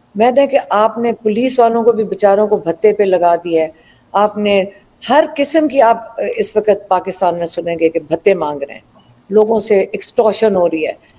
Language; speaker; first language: Urdu; native; Urdu